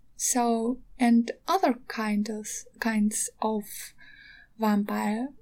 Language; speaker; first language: English; non-native, learner; Ukrainian